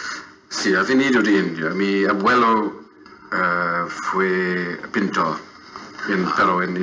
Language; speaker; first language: Spanish; non-native, fluent; English